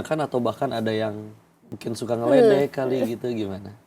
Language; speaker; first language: Indonesian; native; Indonesian